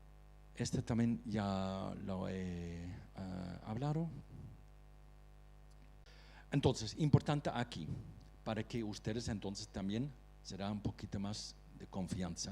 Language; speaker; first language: Spanish; non-native, fluent; Dutch